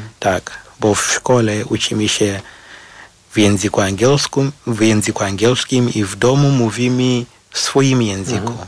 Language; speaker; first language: Polish; non-native, fluent; Shona